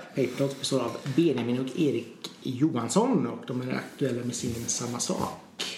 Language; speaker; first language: Swedish; native; Swedish